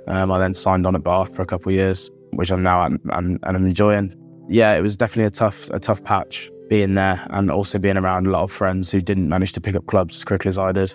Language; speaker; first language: English; native; English